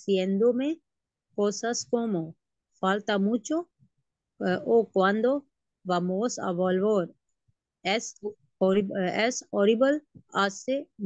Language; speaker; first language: Spanish; non-native, learner; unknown